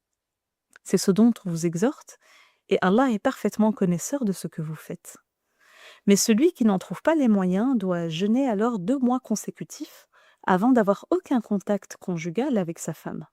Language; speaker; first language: French; native; French